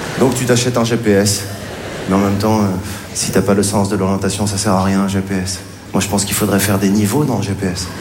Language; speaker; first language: French; native; French